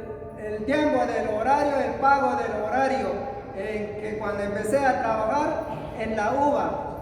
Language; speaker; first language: Spanish; non-native, local second language; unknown